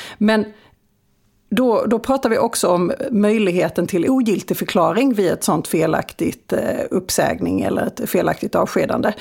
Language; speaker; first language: Swedish; native; Swedish